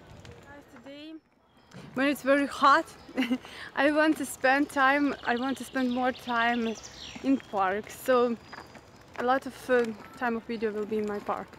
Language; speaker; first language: English; non-native, fluent; Ukrainian